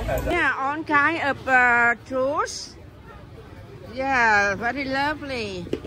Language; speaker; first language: English; non-native, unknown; Vietnamese